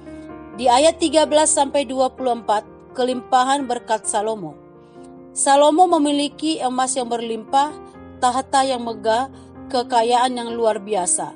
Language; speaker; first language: Indonesian; native; Indonesian